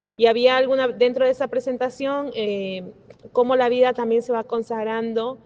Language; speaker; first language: Spanish; native; Spanish